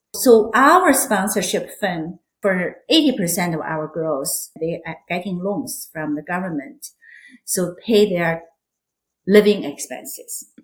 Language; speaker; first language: English; non-native, fluent; Chinese